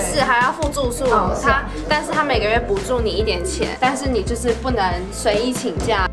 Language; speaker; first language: Chinese; native; Chinese